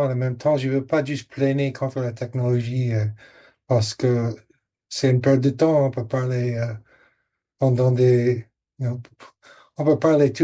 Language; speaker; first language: French; non-native, fluent; English